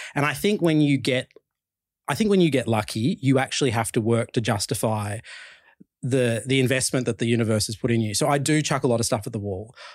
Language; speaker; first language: English; early bilingual, other home language; Chinese